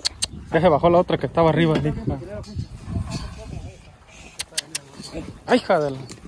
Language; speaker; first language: Spanish; native; Spanish